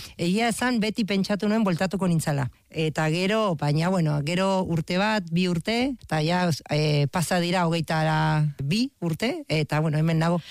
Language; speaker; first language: Basque; non-native, learner; Spanish